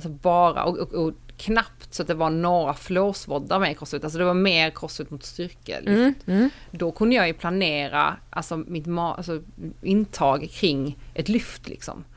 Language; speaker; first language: Swedish; native; Swedish